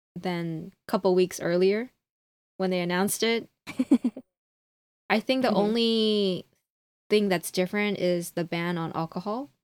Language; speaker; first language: English; native; English